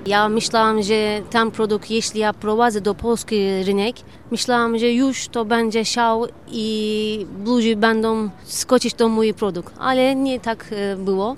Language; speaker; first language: Polish; non-native, learner; Turkish